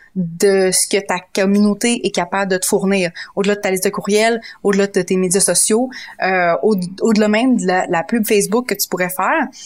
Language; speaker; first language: French; native; French